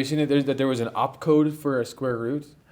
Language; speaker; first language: English; native; English